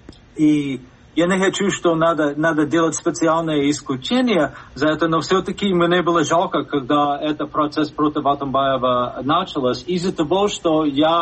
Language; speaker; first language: Russian; non-native, fluent; English